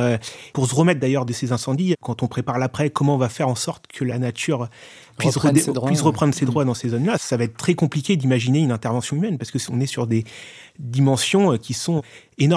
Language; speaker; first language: French; native; French